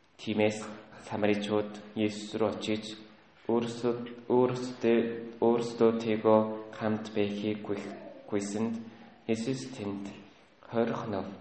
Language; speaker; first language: Mongolian; native; Mongolian